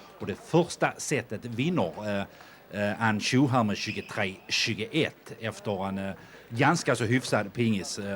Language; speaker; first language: Swedish; native; Swedish